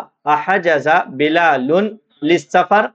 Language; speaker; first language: Arabic; non-native, fluent; Urdu